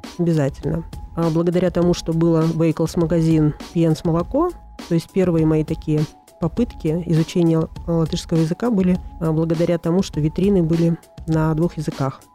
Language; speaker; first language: Russian; native; Russian